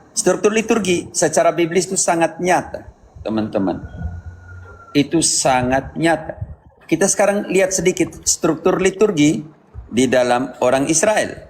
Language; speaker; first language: Indonesian; native; Indonesian